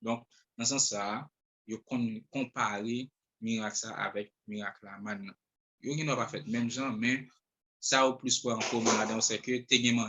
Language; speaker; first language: French; non-native, local second language; Haitian Creole